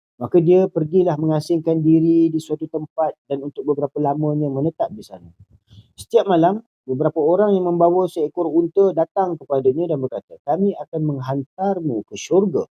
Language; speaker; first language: Malay; native; Malay